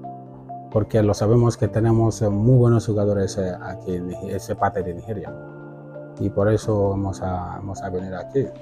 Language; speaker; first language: Spanish; non-native, fluent; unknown